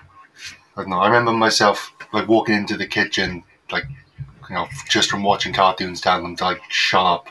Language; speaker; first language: English; native; English